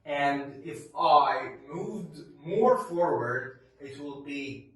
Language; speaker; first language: English; non-native, fluent; Arabic